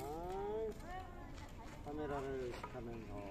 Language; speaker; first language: Korean; native; Korean